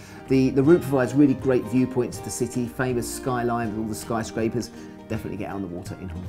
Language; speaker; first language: English; native; English